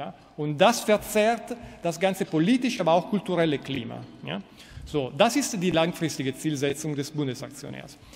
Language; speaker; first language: German; non-native, fluent; Italian